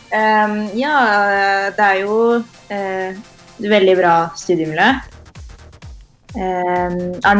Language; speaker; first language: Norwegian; early bilingual, other home language; Tamil